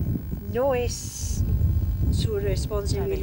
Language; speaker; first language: Spanish; non-native, learner; English